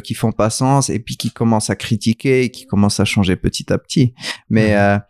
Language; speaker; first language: French; non-native, local second language; Arabic